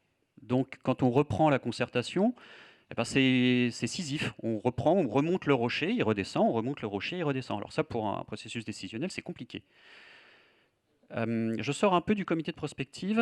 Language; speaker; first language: French; native; French